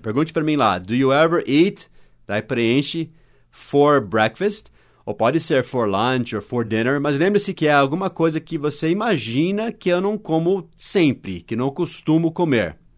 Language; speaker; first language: Portuguese; non-native, fluent; English